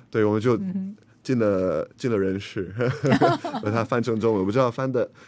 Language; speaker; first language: Chinese; non-native, fluent; Filipino